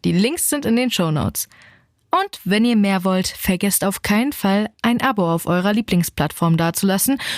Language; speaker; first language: German; native; German